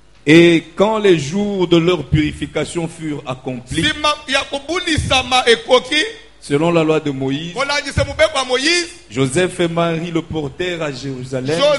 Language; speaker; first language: French; non-native, local second language; Lingala